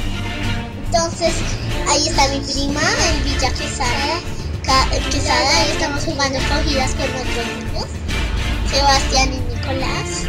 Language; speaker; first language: Spanish; native; Spanish